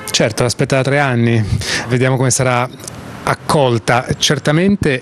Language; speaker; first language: Italian; native; Italian